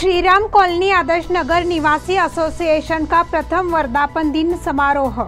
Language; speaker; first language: Hindi; non-native, local second language; Marathi